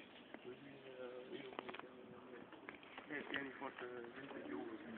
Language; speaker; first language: Italian; non-native, learner; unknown